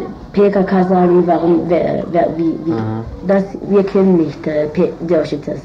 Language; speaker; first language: German; non-native, learner; Kurdish